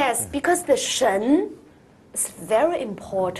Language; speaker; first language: English; non-native, learner; Chinese